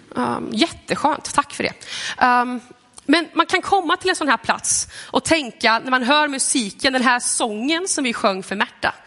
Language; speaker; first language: Swedish; native; Swedish